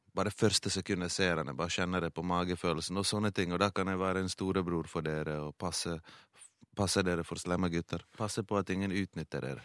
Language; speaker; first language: Norwegian; early bilingual, other home language; Bosnian